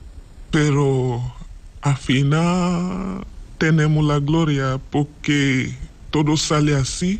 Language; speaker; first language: Spanish; non-native, learner; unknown